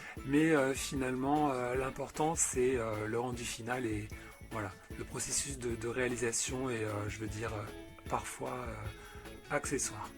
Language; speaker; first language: French; native; French